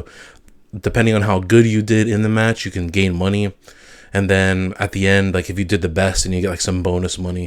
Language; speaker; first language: English; native; English